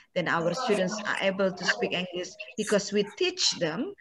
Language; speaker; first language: English; non-native, fluent; Indonesian